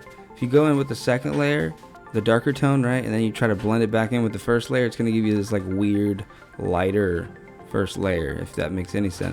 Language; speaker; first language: English; native; English